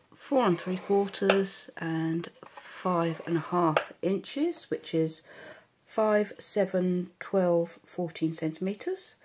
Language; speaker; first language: English; native; English